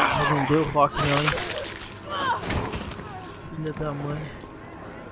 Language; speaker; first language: Portuguese; native; Portuguese